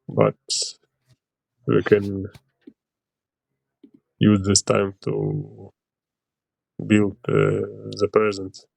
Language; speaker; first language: English; non-native, learner; Ukrainian